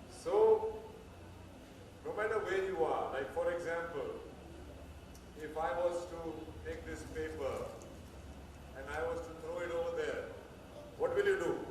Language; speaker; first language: English; non-native, local second language; Hindi